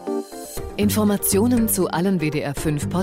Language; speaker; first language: German; native; German